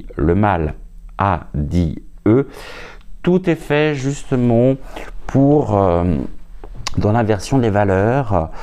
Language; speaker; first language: French; native; French